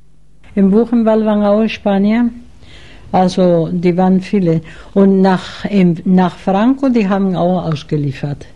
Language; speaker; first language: German; non-native, fluent; Spanish